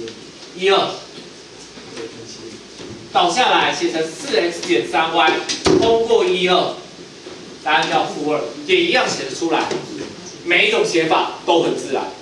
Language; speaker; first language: Chinese; native; Chinese